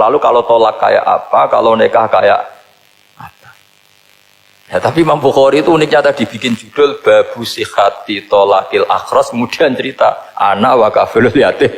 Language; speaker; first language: Indonesian; non-native, local second language; Javanese